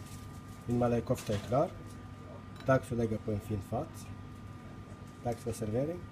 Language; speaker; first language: Swedish; non-native, learner; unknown